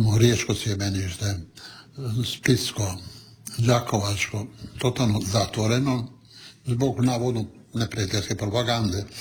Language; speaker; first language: Croatian; non-native, local second language; Italian